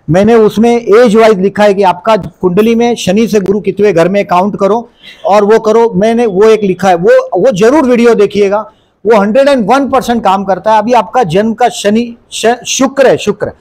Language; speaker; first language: Hindi; non-native, local second language; Gujarati